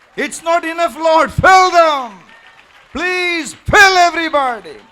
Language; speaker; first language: English; non-native, local second language; Tamil